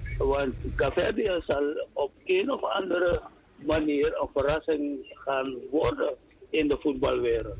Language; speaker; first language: Dutch; native; Dutch